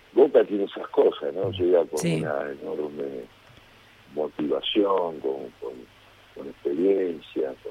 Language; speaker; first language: Spanish; native; Spanish